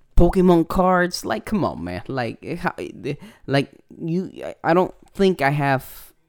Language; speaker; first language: English; non-native, fluent; Spanish